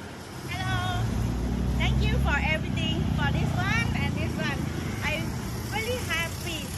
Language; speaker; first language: English; non-native, learner; Thai